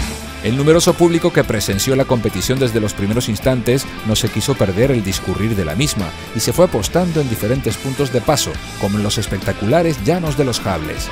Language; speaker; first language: Spanish; native; Spanish